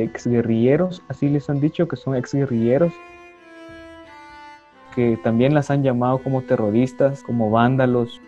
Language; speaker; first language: Spanish; native; Spanish